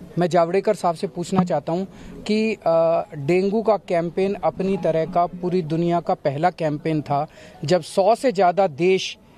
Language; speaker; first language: Hindi; native; Hindi